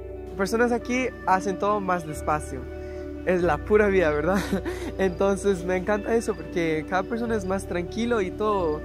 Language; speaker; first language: Spanish; non-native, fluent; English